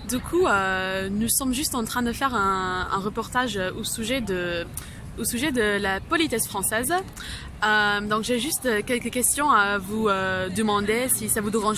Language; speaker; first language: French; non-native, fluent; English